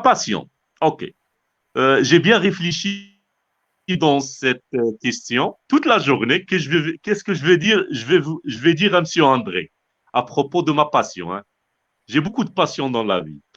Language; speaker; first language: French; non-native, local second language; Arabic